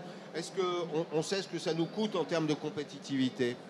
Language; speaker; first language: French; native; French